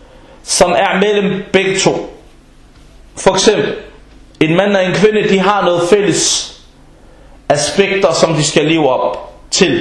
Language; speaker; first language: Danish; early bilingual, other home language; Arabic